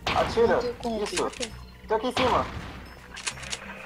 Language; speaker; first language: Portuguese; native; Portuguese